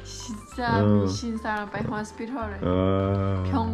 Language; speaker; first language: Korean; non-native, learner; Thai